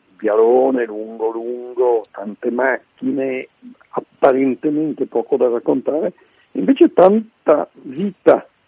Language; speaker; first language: Italian; native; Italian